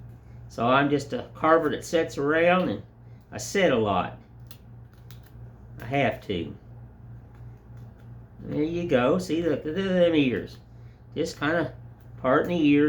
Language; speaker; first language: English; native; English